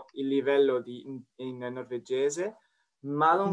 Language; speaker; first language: Italian; non-native, fluent; French